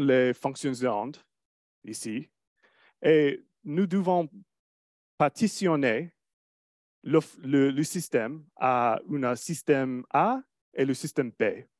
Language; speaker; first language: French; non-native, learner; English